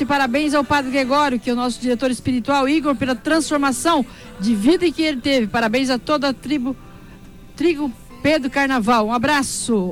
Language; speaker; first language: Portuguese; native; Portuguese